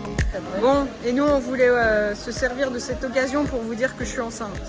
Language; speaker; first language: French; native; French